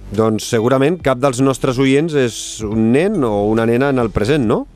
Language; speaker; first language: Catalan; native; Catalan